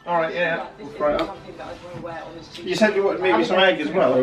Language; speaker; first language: English; native; English